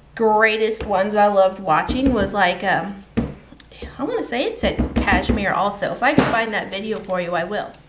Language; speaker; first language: English; native; English